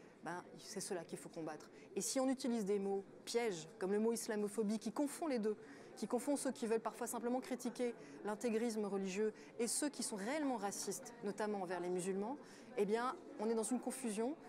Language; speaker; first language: French; native; French